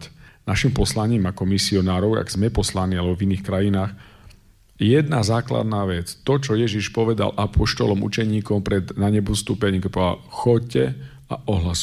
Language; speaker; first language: Slovak; native; Slovak